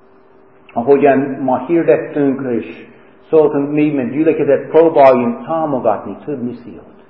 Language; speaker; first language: Hungarian; non-native, fluent; English